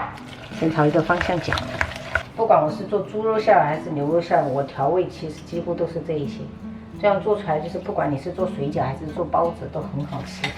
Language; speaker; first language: Chinese; native; Chinese